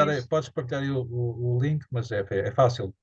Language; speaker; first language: Portuguese; native; Portuguese